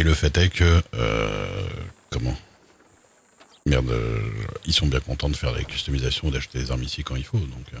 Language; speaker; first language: French; native; French